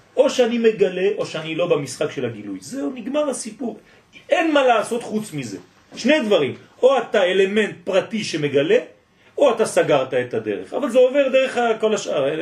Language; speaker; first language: Hebrew; non-native, fluent; French